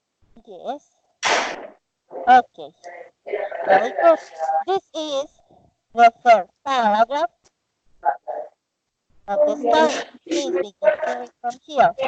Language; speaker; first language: English; non-native, fluent; Spanish